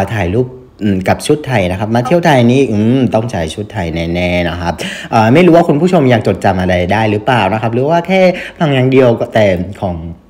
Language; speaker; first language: Thai; non-native, fluent; Vietnamese